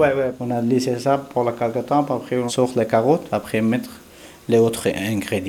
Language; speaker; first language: French; non-native, learner; Pashto